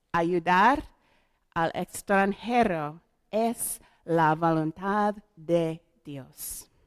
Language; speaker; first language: Spanish; non-native, learner; English